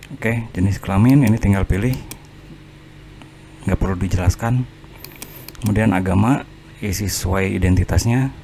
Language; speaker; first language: Indonesian; native; Indonesian